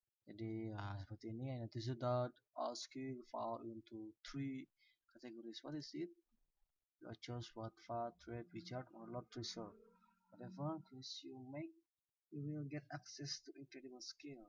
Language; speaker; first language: English; non-native, learner; Sundanese